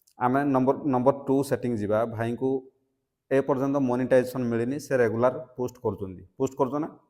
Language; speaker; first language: Odia; native; Odia